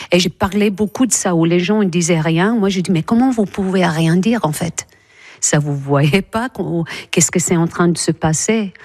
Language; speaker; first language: French; non-native, fluent; English